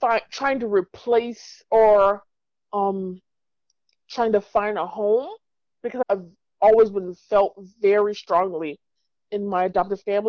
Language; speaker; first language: English; native; English